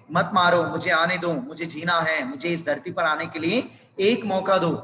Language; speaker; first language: Hindi; non-native, local second language; Telugu